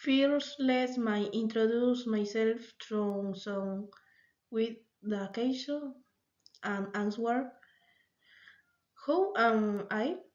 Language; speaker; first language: English; non-native, learner; Spanish